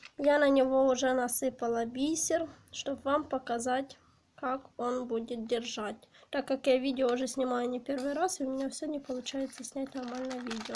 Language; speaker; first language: Russian; non-native, local second language; Ukrainian